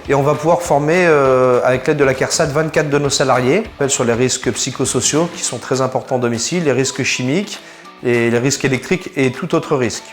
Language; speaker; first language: French; native; French